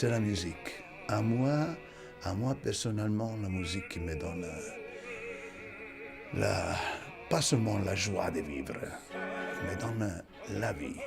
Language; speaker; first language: French; non-native, fluent; Italian